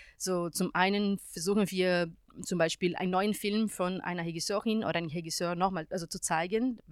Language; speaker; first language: German; non-native, fluent; Portuguese